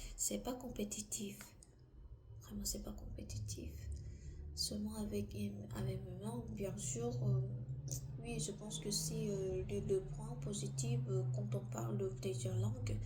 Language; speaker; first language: French; non-native, learner; Korean